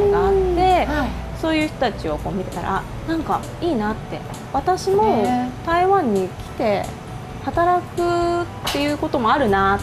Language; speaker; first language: Japanese; native; Japanese